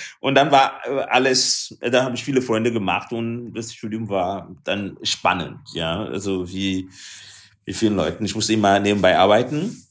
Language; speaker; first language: German; non-native, fluent; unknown